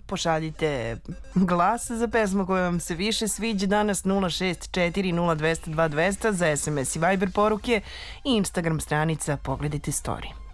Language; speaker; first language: Serbian; native; Serbian